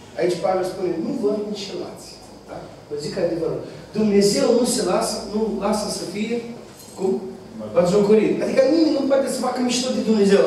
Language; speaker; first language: Romanian; non-native, fluent; Russian